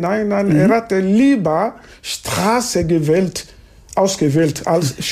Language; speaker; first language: German; non-native, fluent; Lingala